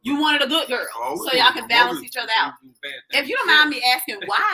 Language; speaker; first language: English; native; English